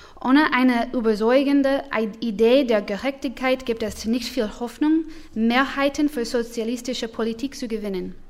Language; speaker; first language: German; non-native, learner; English